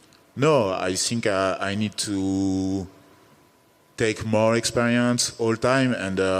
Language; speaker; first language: English; non-native, learner; French